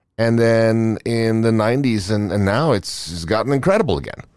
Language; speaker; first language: English; non-native, fluent; Norwegian